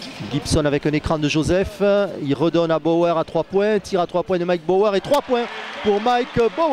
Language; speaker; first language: French; native; French